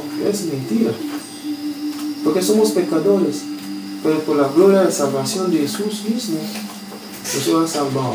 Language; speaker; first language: Spanish; non-native, learner; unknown